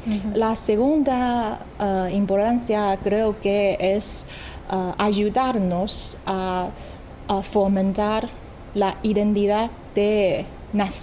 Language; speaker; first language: Spanish; non-native, fluent; Chinese